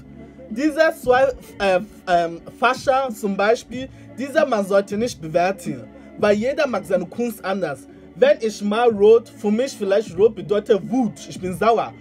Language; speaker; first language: German; non-native, learner; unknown